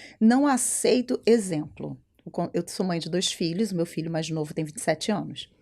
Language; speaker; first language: Portuguese; native; Portuguese